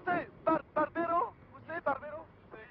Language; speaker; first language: Spanish; non-native, learner; French